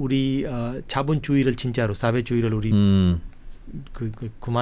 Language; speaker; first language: Korean; non-native, fluent; Hindi